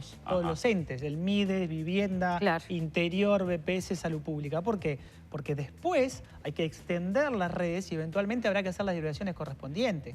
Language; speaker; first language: Spanish; native; Spanish